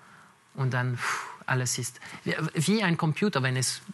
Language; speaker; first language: German; non-native, local second language; French